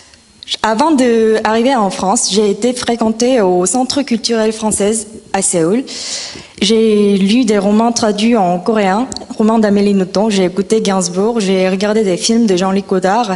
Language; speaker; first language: French; non-native, fluent; Korean